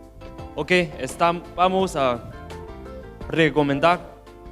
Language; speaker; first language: Spanish; non-native, learner; Chinese